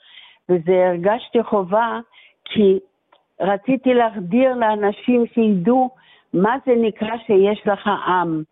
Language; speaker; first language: Hebrew; non-native, fluent; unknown